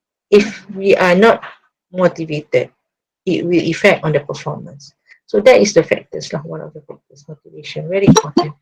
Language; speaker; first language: English; non-native, local second language; Malay